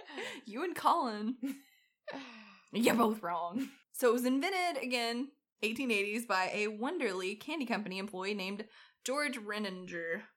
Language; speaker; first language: English; native; English